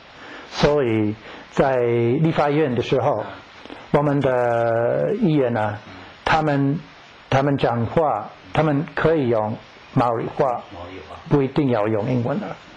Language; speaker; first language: Chinese; non-native, fluent; English